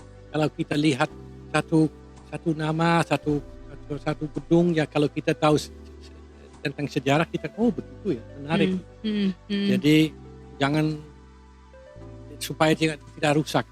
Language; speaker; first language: Indonesian; non-native, fluent; Dutch